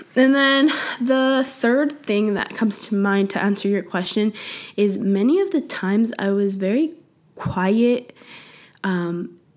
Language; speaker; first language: English; early bilingual, other home language; Spanish